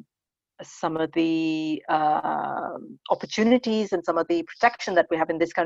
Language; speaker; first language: English; non-native, local second language; Hindi